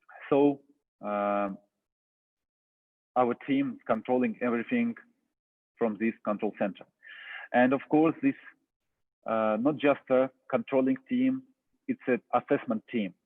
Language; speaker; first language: English; non-native, fluent; Russian